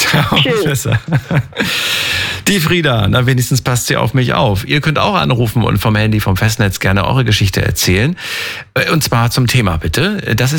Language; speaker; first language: German; native; German